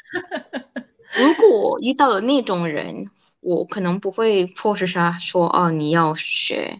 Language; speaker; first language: Chinese; early bilingual, heritage; Chinese